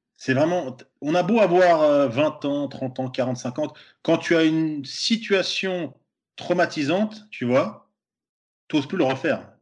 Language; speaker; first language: French; native; French